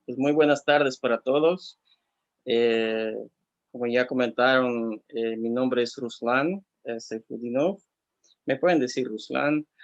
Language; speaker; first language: Spanish; non-native, fluent; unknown